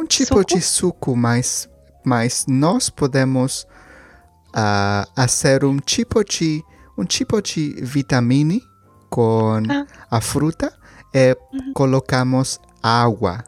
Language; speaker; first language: Portuguese; non-native, learner; Spanish